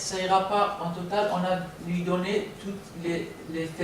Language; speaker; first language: French; non-native, learner; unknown